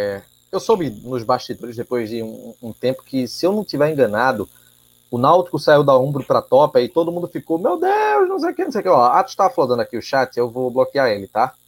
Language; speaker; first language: Portuguese; native; Portuguese